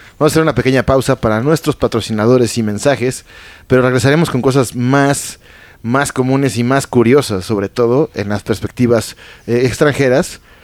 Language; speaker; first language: Spanish; native; Spanish